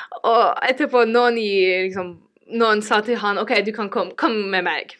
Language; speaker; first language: Norwegian; non-native, learner; English